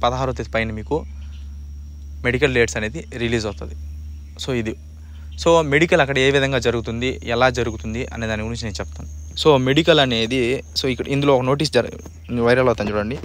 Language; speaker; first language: Telugu; native; Telugu